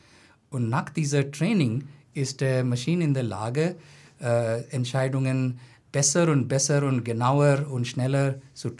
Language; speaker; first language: German; non-native, fluent; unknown